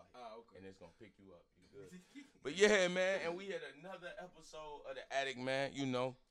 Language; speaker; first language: English; native; English